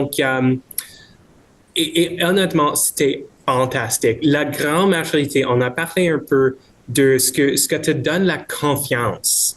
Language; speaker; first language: French; non-native, local second language; English